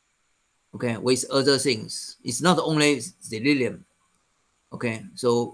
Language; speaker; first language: English; non-native, fluent; Chinese